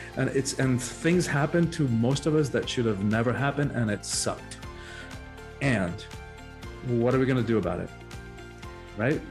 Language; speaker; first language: English; early bilingual, other home language; Spanish